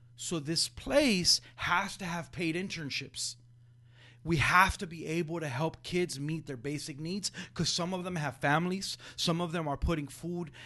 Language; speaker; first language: English; early bilingual, other home language; Spanish